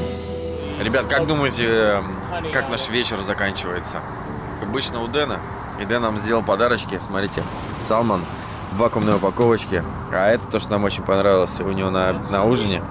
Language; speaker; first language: Russian; native; Russian